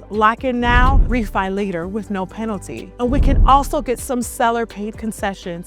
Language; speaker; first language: English; native; English